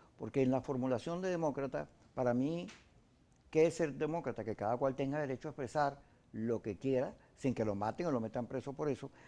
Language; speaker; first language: Spanish; native; Spanish